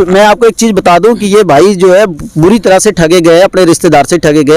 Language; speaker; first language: Hindi; native; Hindi